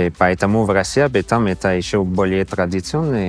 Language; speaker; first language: Russian; non-native, fluent; English